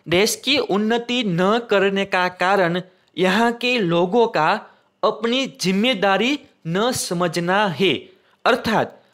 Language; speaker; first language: Hindi; non-native, local second language; Gujarati